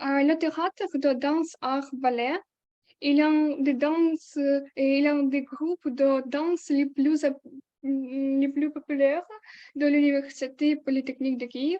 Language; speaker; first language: French; non-native, learner; Ukrainian